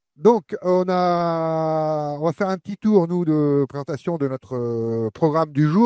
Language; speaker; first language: French; native; French